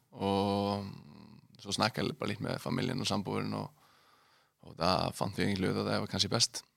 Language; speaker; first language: Norwegian; non-native, fluent; Icelandic